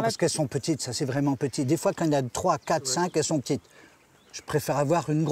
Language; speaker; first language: French; native; French